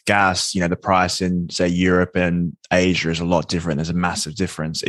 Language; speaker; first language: English; native; English